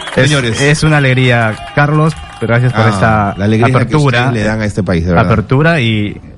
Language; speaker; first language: Spanish; non-native, local second language; Quechua